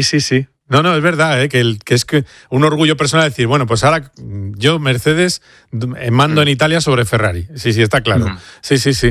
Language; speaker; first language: Spanish; native; Spanish